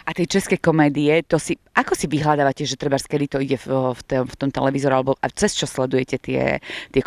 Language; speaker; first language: Slovak; native; Slovak